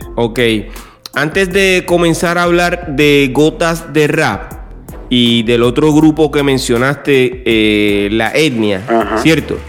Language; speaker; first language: Spanish; native; Spanish